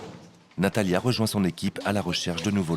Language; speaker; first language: French; native; French